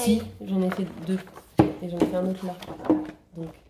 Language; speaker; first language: French; native; French